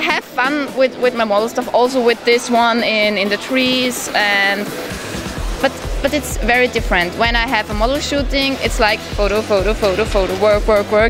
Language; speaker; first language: English; non-native, fluent; German